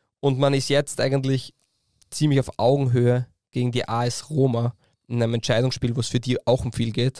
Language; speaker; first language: German; native; German